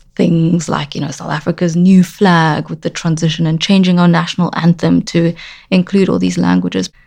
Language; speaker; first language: English; native; English